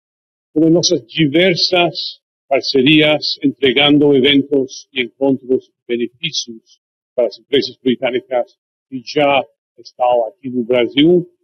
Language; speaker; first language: Portuguese; non-native, fluent; English